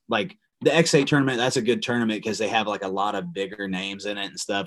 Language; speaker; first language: English; native; English